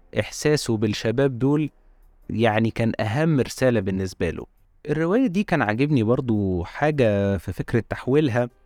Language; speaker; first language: Arabic; native; Arabic